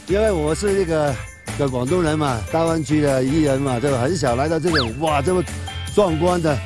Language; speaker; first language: Chinese; non-native, local second language; Cantonese